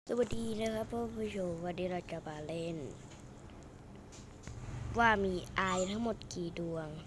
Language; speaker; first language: Thai; native; Thai